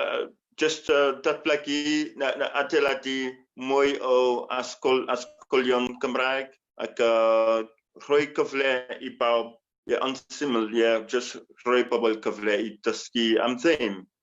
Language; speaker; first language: Welsh; non-native, fluent; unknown